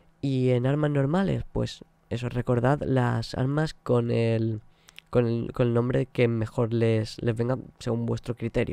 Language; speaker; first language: Spanish; native; Spanish